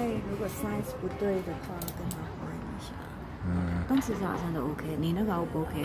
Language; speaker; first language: Chinese; native; Chinese